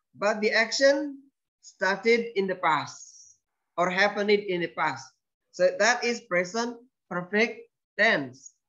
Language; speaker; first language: English; non-native, fluent; Indonesian